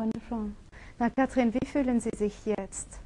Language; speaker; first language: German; non-native, fluent; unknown